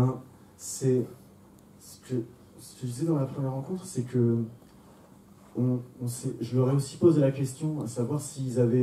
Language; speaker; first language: French; native; French